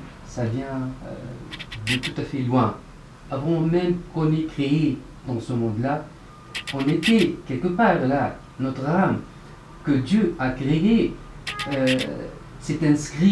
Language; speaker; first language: French; non-native, local second language; Arabic